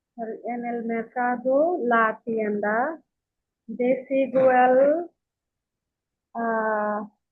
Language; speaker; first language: Spanish; non-native, learner; Bangla